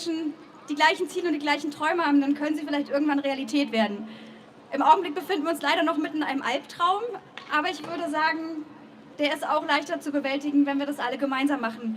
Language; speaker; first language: German; native; German